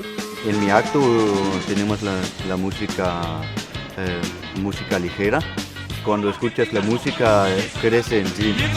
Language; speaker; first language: Spanish; non-native, fluent; Danish